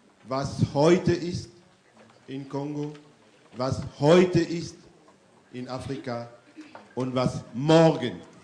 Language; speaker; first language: German; non-native, fluent; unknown